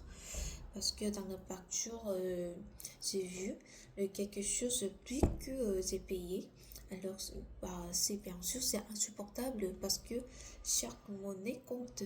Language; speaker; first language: French; non-native, learner; Korean